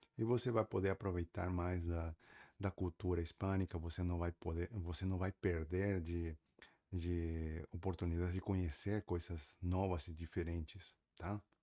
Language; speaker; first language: Portuguese; non-native, fluent; Spanish